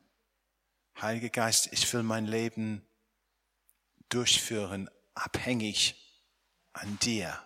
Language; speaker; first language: German; non-native, fluent; English